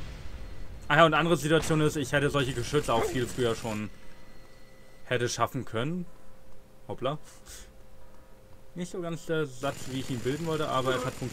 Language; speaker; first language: German; native; German